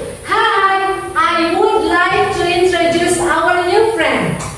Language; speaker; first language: English; non-native, fluent; Indonesian